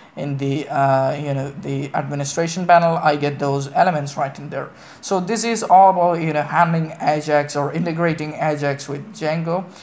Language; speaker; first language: English; non-native, local second language; Malayalam